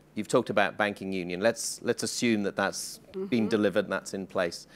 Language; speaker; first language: English; native; English